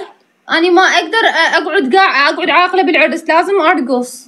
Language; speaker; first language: Arabic; native; Arabic